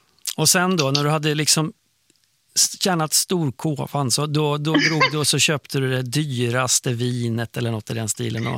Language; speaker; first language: Swedish; native; Swedish